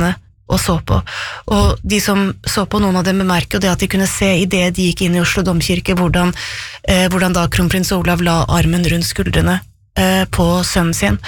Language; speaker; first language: Norwegian; native; Norwegian